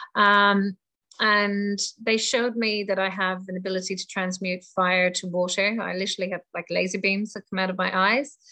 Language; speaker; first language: English; native; English